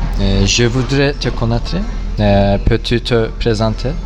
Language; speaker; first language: French; non-native, learner; Turkish